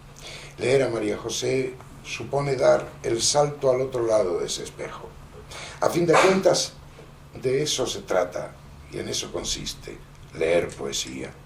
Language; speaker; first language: Spanish; native; Spanish